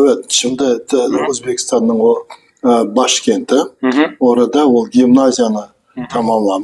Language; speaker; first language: Turkish; non-native, learner; Kazakh